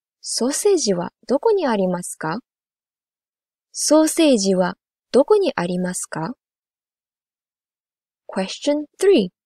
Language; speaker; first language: Japanese; non-native, fluent; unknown